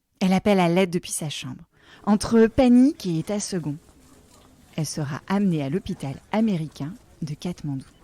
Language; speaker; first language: French; native; French